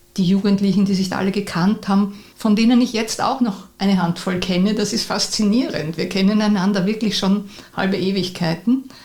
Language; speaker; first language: German; native; German